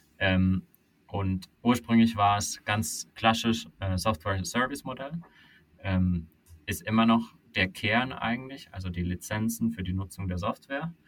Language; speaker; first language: German; non-native, fluent; Finnish